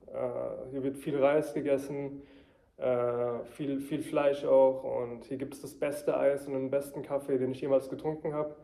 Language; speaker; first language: German; early bilingual, heritage; German